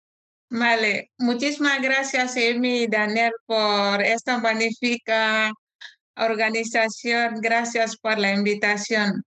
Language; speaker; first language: Spanish; non-native, fluent; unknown